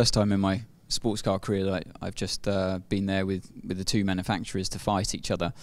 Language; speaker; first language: English; native; English